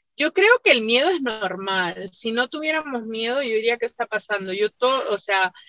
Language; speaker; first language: Spanish; native; Spanish